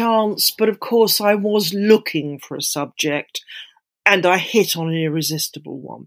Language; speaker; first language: English; native; English